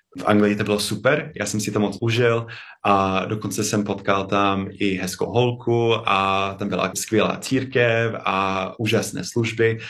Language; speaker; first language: Czech; non-native, fluent; English